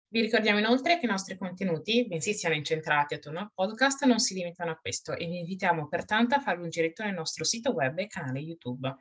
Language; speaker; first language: Italian; early bilingual, other home language; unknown